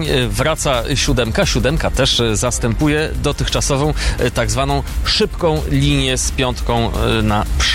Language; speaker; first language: Polish; native; Polish